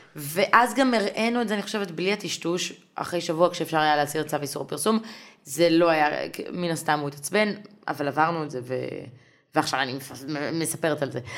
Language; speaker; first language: Hebrew; native; Hebrew